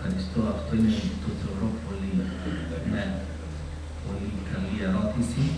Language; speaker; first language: Greek; non-native, fluent; Macedonian